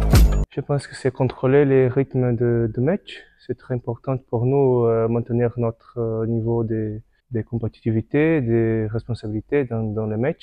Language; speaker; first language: French; non-native, fluent; Portuguese